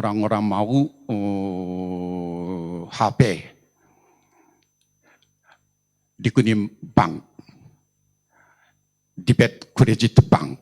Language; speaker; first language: Indonesian; non-native, learner; Japanese